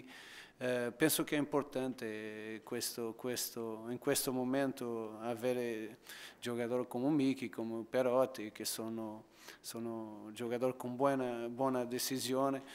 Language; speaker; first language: Italian; non-native, fluent; Portuguese